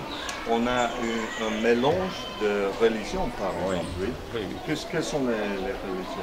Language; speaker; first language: French; non-native, fluent; English